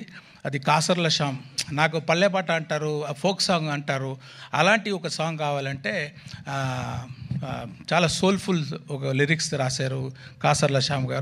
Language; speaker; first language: Telugu; non-native, local second language; Tamil